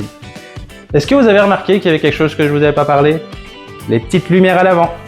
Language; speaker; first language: French; native; French